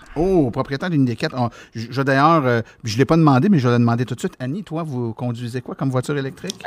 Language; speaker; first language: French; native; French